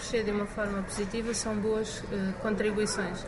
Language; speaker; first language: Portuguese; native; Portuguese